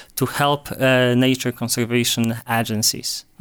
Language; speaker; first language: English; non-native, fluent; Polish